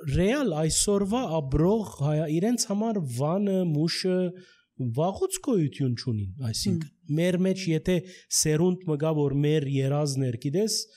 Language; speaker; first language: Armenian; early bilingual, heritage; Armenian